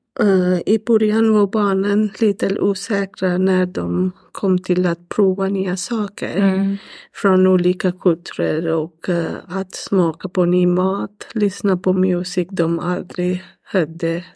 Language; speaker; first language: Swedish; non-native, learner; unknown